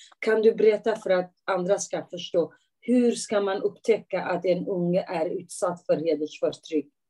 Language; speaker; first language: Swedish; non-native, fluent; Persian